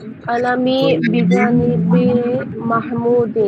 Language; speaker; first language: Arabic; non-native, learner; Bangla